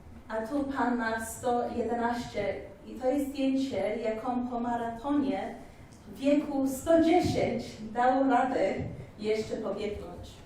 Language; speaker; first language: Polish; early bilingual, heritage; Polish